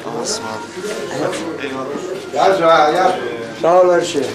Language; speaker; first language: Turkish; early bilingual, heritage; Turkish